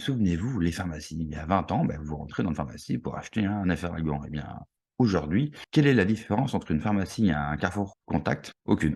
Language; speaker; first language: French; native; French